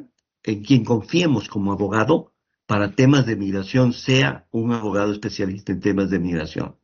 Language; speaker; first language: Spanish; native; Spanish